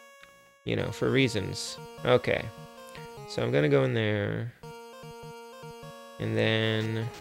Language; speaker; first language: English; native; English